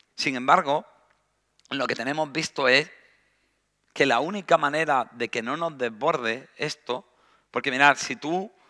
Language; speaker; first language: Spanish; native; Spanish